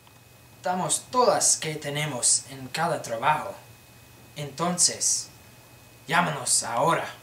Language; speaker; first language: Spanish; non-native, learner; English